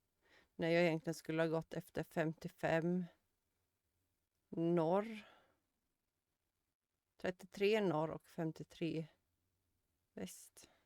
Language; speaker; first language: Swedish; native; Swedish